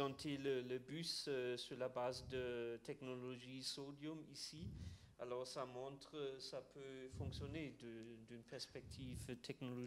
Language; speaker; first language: French; non-native, fluent; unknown